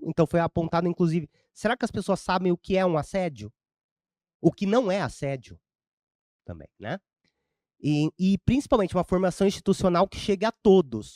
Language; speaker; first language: Portuguese; native; Portuguese